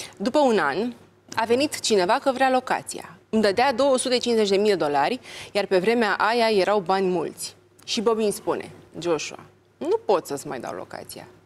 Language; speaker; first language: Romanian; native; Romanian